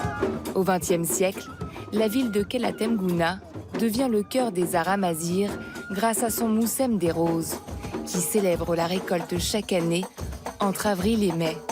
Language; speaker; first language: French; native; French